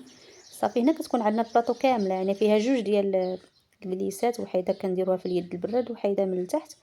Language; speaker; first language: Arabic; native; Arabic